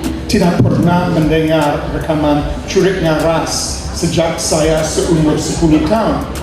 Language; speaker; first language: Indonesian; non-native, fluent; English